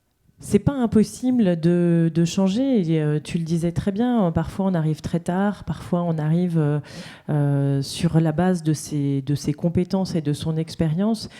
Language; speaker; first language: French; native; French